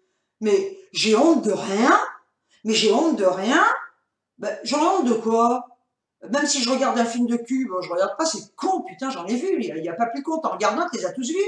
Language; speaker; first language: French; native; French